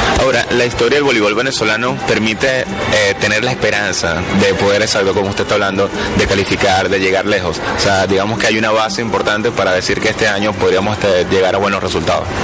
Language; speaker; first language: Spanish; native; Spanish